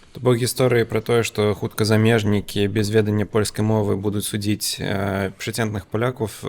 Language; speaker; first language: Belarusian; native; Belarusian